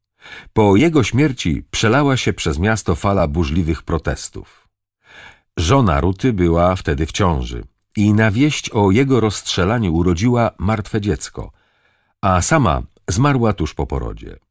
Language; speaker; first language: Polish; native; Polish